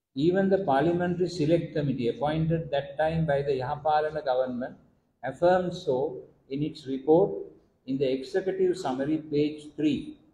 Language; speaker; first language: English; non-native, local second language; Sinhala